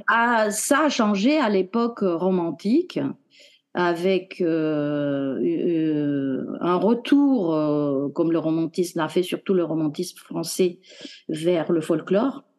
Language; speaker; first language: French; non-native, fluent; Romanian